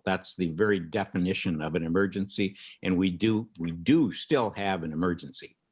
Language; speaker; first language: English; native; English